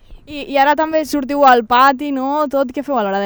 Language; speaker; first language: Catalan; native; Catalan